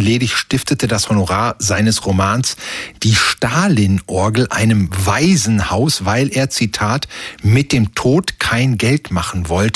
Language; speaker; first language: German; native; German